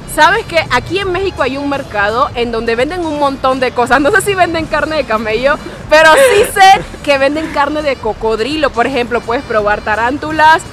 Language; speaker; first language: Spanish; native; Spanish